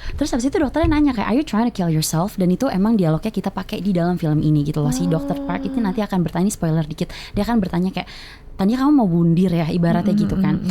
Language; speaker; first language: Indonesian; native; Indonesian